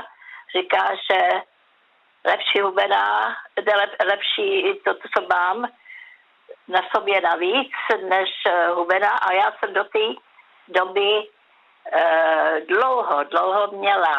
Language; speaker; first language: Czech; native; Czech